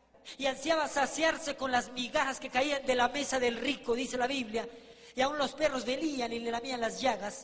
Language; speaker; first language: Spanish; native; Spanish